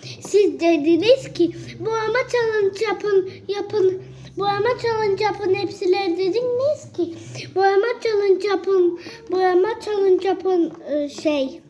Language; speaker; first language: Turkish; early bilingual, heritage; Turkish